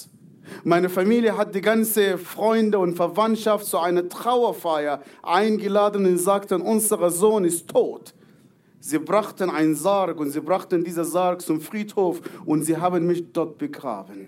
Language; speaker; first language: German; non-native, fluent; Arabic